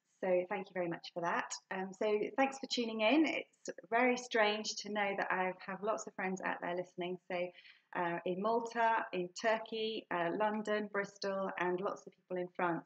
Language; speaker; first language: English; native; English